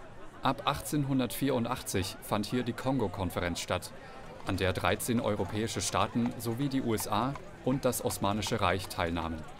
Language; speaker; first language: German; native; German